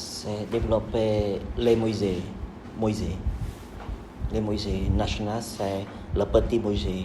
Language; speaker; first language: French; non-native, learner; Khmer